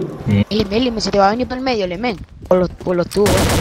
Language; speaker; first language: Spanish; native; Spanish